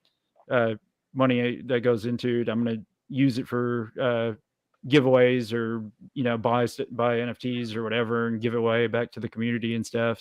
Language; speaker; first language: English; native; English